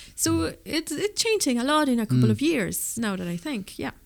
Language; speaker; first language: English; non-native, fluent; Spanish